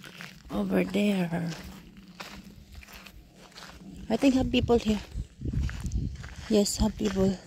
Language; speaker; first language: English; non-native, learner; Filipino